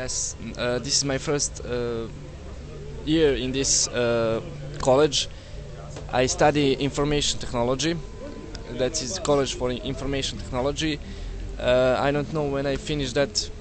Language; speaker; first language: English; non-native, learner; Serbian